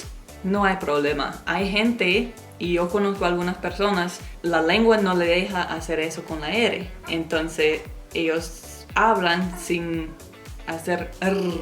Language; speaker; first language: Spanish; non-native, fluent; English